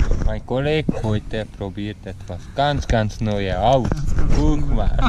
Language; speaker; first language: German; non-native, learner; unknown